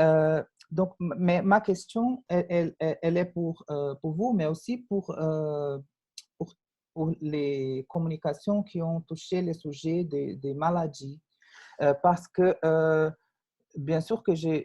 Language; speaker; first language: French; non-native, fluent; Portuguese